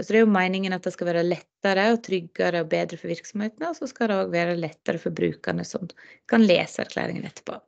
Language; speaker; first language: Norwegian; native; Norwegian